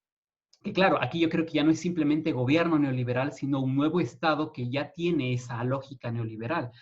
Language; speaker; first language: Spanish; native; Spanish